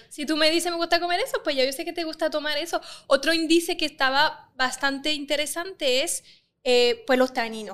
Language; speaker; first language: Spanish; non-native, fluent; French